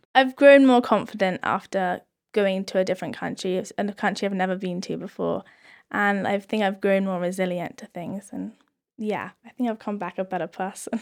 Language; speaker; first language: English; native; English